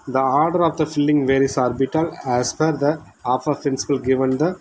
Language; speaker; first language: English; non-native, local second language; Tamil